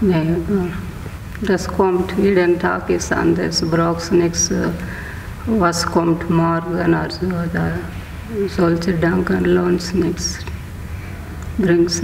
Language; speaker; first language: German; non-native, learner; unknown